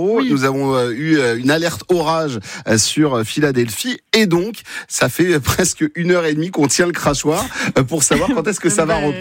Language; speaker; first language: French; native; French